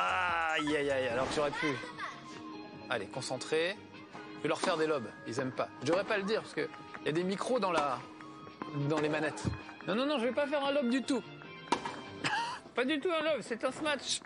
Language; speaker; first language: French; native; French